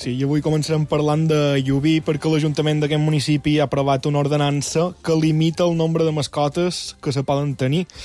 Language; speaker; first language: Catalan; native; Catalan